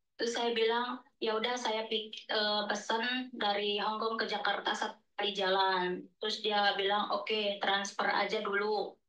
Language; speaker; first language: Indonesian; native; Indonesian